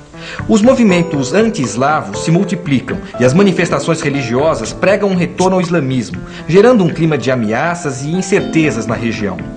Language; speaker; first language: Portuguese; native; Portuguese